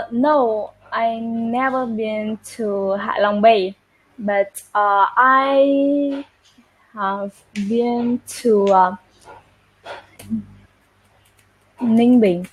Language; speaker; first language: English; non-native, learner; Vietnamese